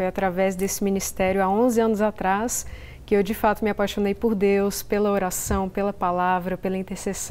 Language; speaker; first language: Portuguese; native; Portuguese